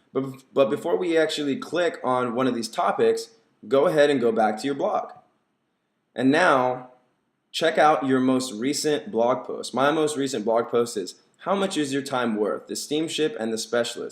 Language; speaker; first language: English; native; English